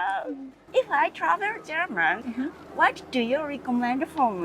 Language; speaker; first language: English; non-native, learner; Japanese